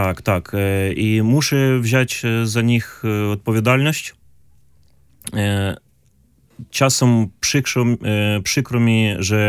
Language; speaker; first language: Polish; non-native, learner; Ukrainian